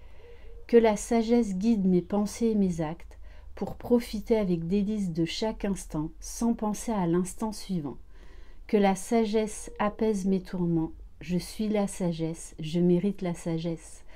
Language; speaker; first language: French; native; French